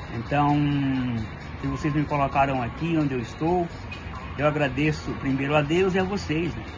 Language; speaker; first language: Portuguese; native; Portuguese